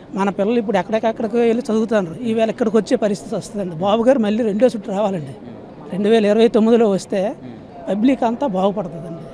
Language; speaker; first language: Telugu; native; Telugu